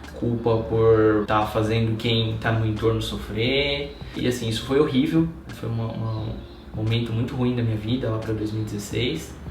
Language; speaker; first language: Portuguese; native; Portuguese